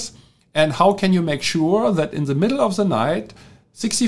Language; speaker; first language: English; non-native, fluent; German